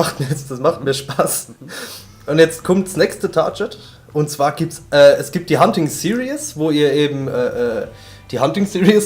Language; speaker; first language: German; native; German